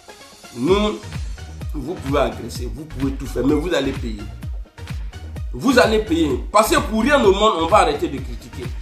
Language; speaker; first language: French; native; French